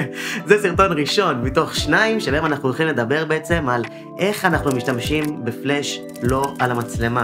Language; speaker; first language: Hebrew; native; Hebrew